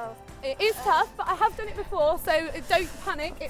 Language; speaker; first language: English; native; English